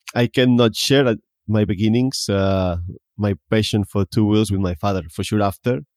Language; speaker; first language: English; non-native, fluent; Spanish